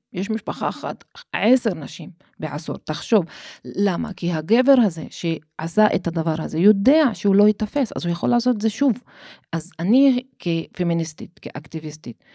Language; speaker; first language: Hebrew; non-native, local second language; Arabic